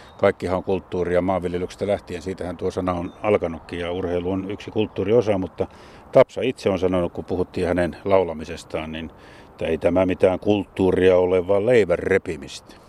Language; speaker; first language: Finnish; native; Finnish